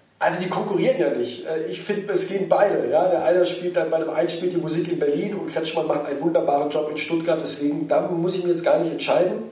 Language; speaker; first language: German; native; German